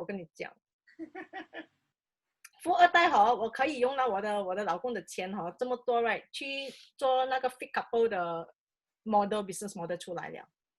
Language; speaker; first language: Chinese; native; Chinese